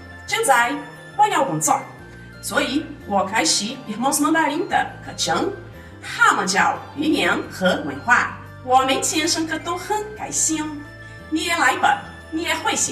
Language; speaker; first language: Chinese; non-native, learner; Portuguese